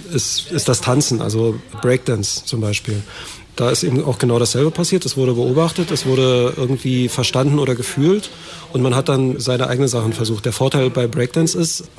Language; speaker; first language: German; native; German